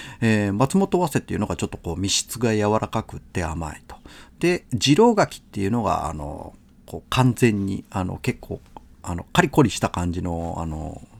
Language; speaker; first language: Japanese; native; Japanese